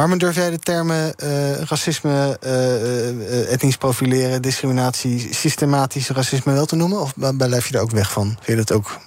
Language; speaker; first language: Dutch; native; Dutch